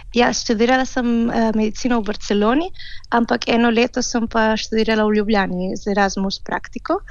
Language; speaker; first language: Slovenian; early bilingual, heritage; Catalan